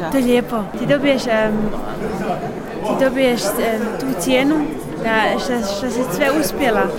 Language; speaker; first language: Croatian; early bilingual, heritage; Bosnian